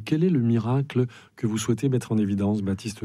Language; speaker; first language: French; native; French